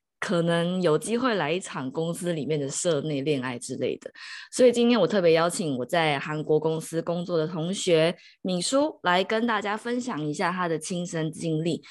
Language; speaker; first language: Chinese; native; Chinese